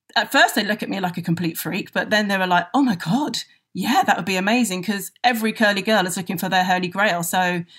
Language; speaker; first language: English; native; English